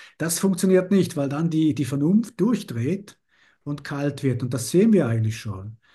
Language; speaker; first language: German; early bilingual, other home language; Spanish